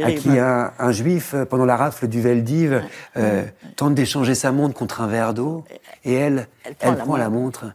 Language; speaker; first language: French; native; French